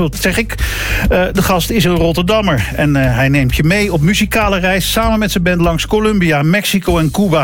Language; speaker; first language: Dutch; native; Dutch